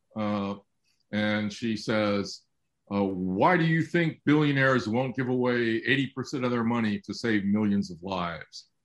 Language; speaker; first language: English; native; English